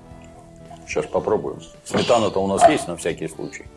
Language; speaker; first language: Russian; native; Russian